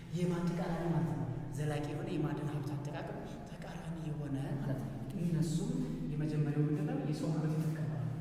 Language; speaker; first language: Amharic; native; Amharic